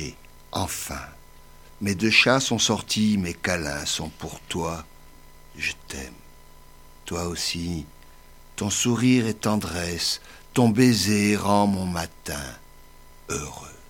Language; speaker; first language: French; native; French